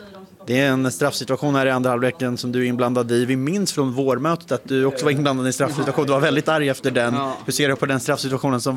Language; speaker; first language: Swedish; native; Swedish